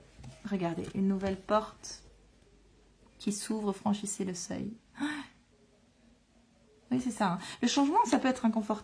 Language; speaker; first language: French; native; French